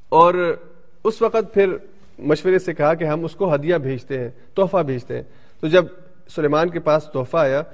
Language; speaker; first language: Urdu; early bilingual, heritage; Urdu